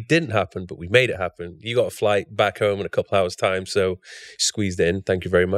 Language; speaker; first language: English; native; English